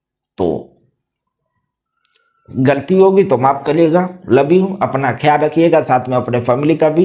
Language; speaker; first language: Hindi; native; Hindi